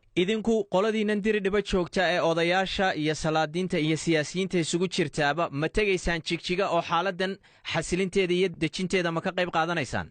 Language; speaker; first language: Somali; native; Somali